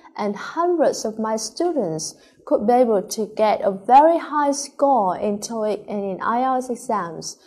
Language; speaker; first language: English; non-native, fluent; Vietnamese